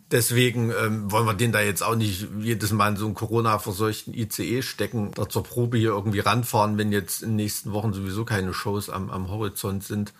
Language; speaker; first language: German; native; German